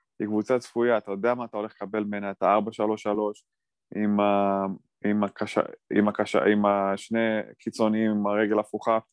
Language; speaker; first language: Hebrew; native; Hebrew